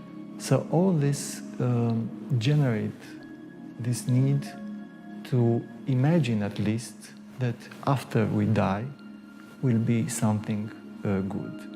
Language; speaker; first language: English; non-native, fluent; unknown